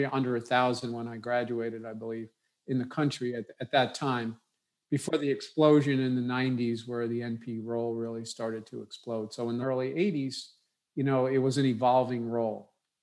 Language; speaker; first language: English; native; English